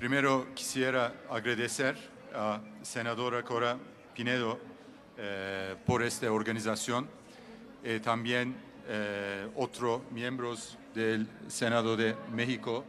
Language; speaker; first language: Spanish; non-native, learner; Turkish